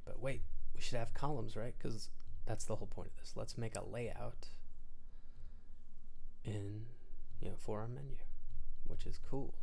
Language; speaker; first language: English; native; English